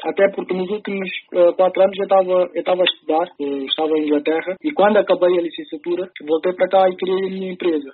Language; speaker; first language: Portuguese; early bilingual, other home language; Upper Guinea Crioulo